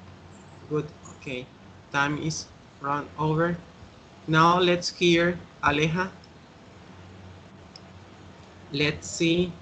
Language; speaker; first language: English; non-native, learner; Spanish